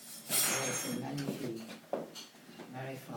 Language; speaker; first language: French; non-native, fluent; English